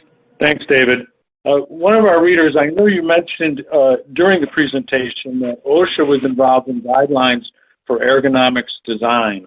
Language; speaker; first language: English; native; English